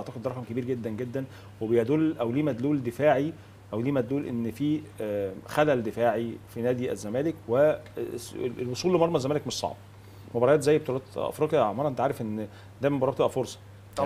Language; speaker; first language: Arabic; native; Arabic